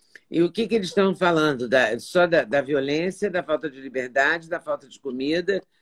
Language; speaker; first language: Portuguese; native; Portuguese